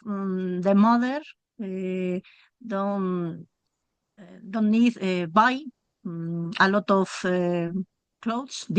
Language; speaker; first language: English; non-native, learner; Spanish